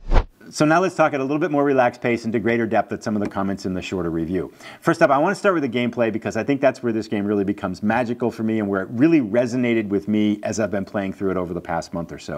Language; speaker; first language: English; native; English